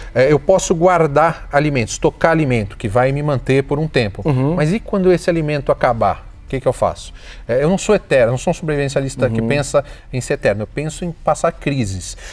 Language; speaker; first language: Portuguese; native; Portuguese